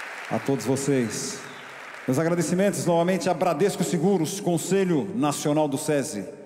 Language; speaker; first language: Portuguese; native; Portuguese